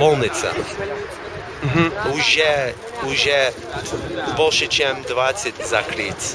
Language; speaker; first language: Russian; non-native, learner; English